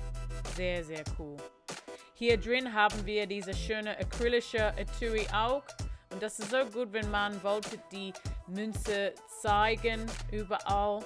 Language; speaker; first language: German; non-native, fluent; English